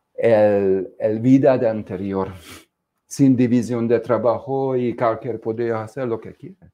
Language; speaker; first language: Spanish; non-native, fluent; Hungarian